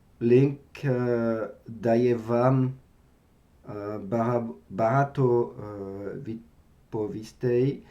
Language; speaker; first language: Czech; non-native, learner; French